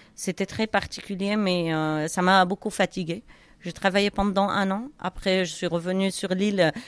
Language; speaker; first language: French; non-native, fluent; Arabic